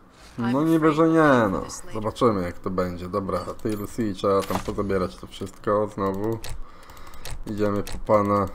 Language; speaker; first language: Polish; native; Polish